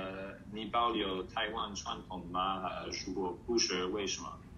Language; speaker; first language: Chinese; early bilingual, heritage; English